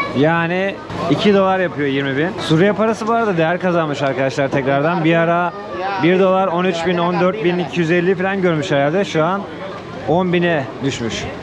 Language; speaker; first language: Turkish; native; Turkish